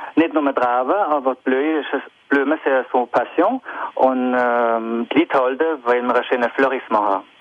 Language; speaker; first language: German; non-native, local second language; French